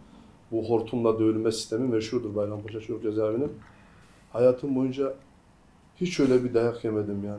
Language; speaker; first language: Turkish; native; Turkish